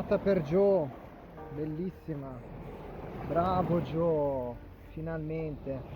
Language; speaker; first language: Italian; native; Italian